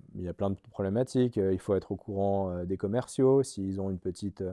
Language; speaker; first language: French; native; French